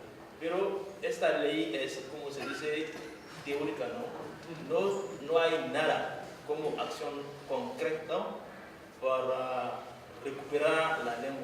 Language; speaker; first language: Spanish; non-native, fluent; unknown